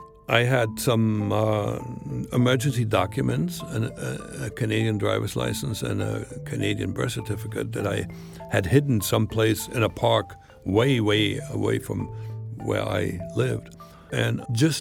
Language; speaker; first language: English; non-native, fluent; German